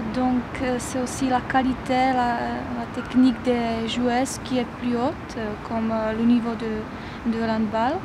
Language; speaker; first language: French; non-native, fluent; Czech